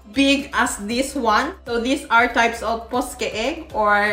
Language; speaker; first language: English; non-native, local second language; Filipino